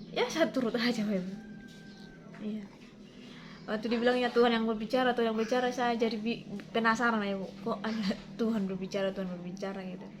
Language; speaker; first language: Indonesian; native; Indonesian